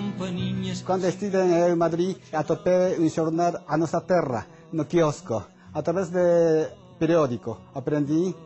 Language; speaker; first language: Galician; non-native, learner; Japanese